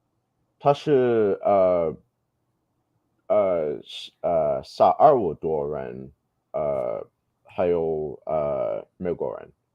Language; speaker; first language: Chinese; non-native, learner; English